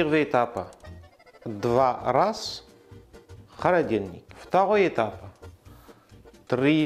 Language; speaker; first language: Russian; non-native, learner; French